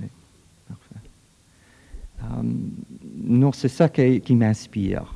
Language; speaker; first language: French; early bilingual, heritage; French